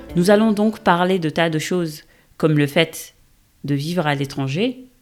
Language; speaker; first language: French; non-native, local second language; Wolof